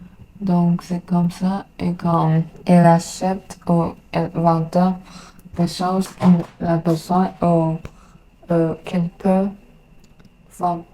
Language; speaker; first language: French; non-native, learner; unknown